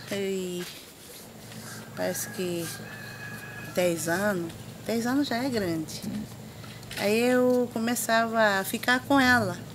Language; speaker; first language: Portuguese; non-native, local second language; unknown